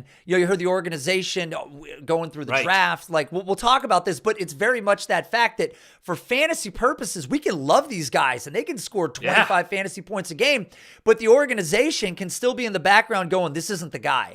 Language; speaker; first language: English; native; English